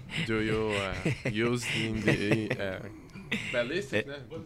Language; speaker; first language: English; non-native, fluent; Portuguese